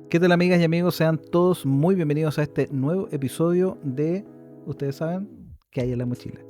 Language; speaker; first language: Spanish; native; Spanish